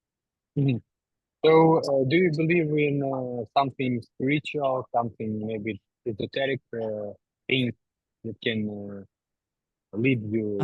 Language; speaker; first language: English; non-native, learner; Ukrainian